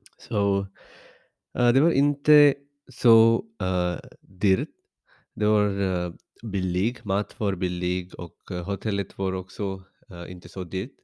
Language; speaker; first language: Swedish; non-native, learner; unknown